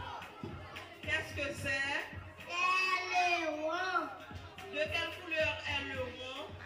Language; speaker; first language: French; non-native, local second language; Haitian Creole